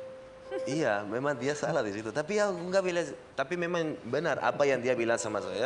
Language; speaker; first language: Indonesian; non-native, learner; Spanish